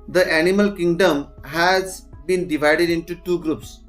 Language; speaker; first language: English; non-native, local second language; Marathi